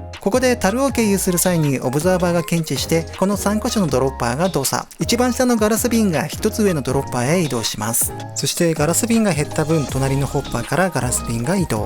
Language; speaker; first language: Japanese; native; Japanese